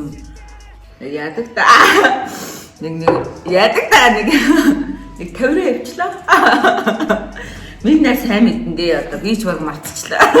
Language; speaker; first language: Mongolian; native; Mongolian